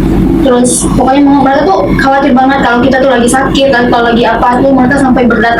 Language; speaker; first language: Indonesian; native; Indonesian